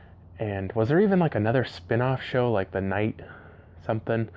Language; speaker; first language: English; native; English